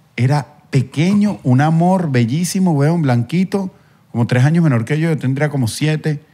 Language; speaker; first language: Spanish; native; Spanish